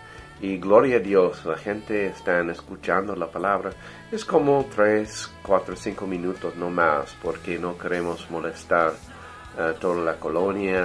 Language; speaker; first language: Spanish; non-native, learner; English